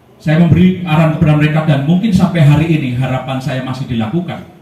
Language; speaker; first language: Indonesian; native; Indonesian